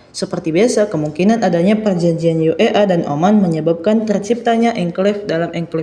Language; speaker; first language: Indonesian; native; Indonesian